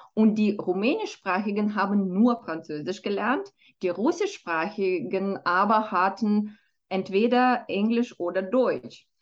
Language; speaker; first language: German; non-native, fluent; Romanian